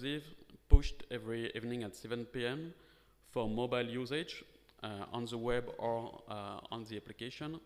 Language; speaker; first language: English; non-native, fluent; French